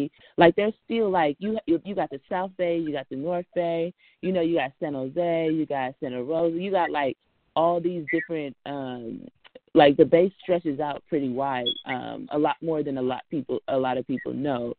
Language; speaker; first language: English; native; English